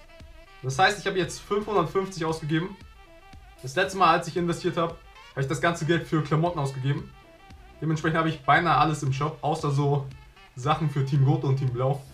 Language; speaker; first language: German; native; German